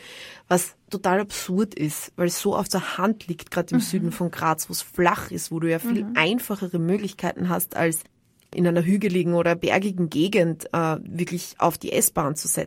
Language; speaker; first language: German; native; German